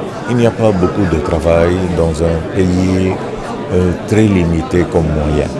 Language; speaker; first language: French; non-native, local second language; Arabic